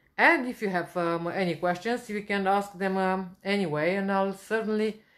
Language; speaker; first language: English; non-native, fluent; Romanian